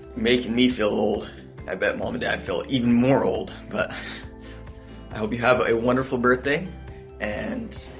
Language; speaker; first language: English; native; English